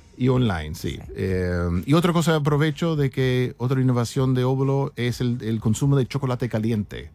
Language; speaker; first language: Spanish; non-native, fluent; English